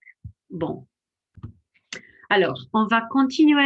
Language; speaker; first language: French; non-native, fluent; English